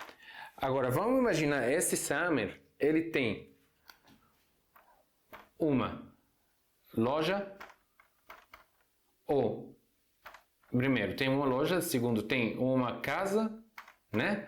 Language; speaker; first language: Portuguese; non-native, fluent; Arabic